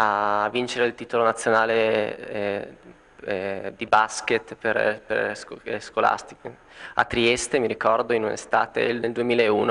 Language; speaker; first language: Italian; native; Italian